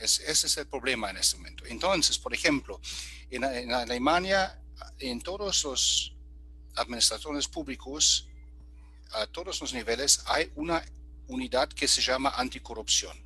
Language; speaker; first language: Spanish; non-native, fluent; German